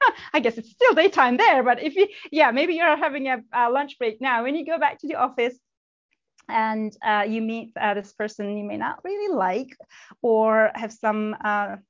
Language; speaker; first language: English; non-native, fluent; Turkish